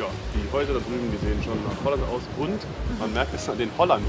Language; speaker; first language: German; native; German